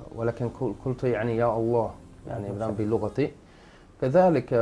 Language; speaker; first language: Arabic; non-native, fluent; Dutch